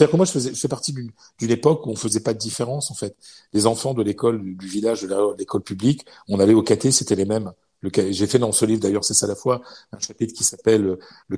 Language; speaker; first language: French; native; French